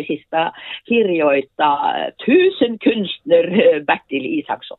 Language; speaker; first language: Finnish; non-native, fluent; Norwegian